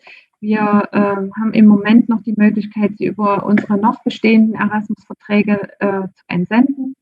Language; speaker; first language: German; native; German